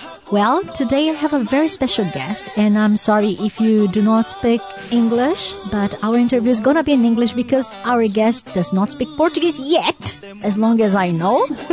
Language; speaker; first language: English; non-native, fluent; Portuguese